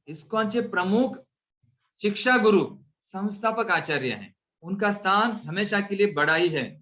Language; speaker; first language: Hindi; non-native, local second language; Marathi